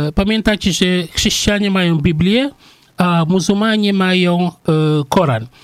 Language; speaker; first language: Polish; non-native, fluent; Wolof